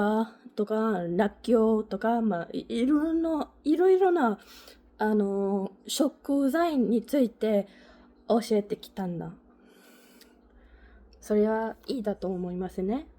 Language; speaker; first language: Japanese; non-native, learner; English